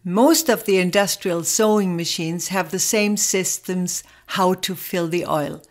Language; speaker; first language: English; non-native, fluent; German